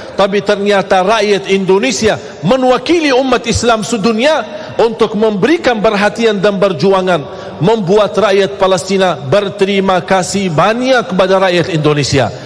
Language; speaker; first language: Malay; non-native, fluent; Arabic